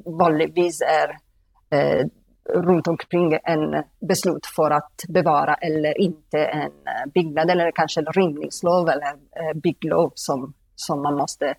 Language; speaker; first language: Swedish; non-native, fluent; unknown